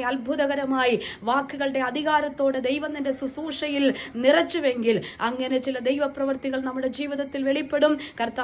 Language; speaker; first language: Malayalam; native; Malayalam